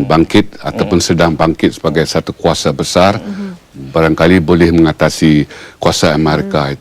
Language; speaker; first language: Malay; native; Malay